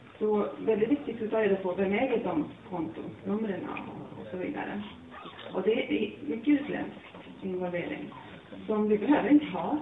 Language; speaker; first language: Swedish; non-native, fluent; Latvian